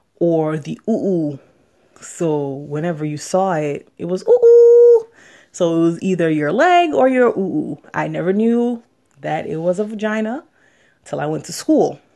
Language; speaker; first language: English; native; English